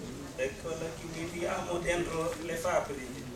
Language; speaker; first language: Italian; non-native, learner; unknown